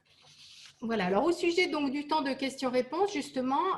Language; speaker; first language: French; native; French